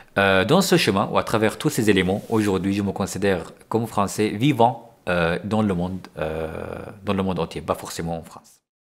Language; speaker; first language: French; non-native, fluent; Arabic